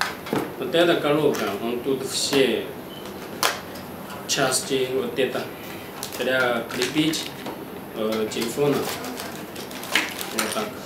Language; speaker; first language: Russian; non-native, learner; Chinese